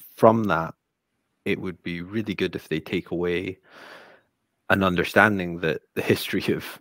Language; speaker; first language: English; native; English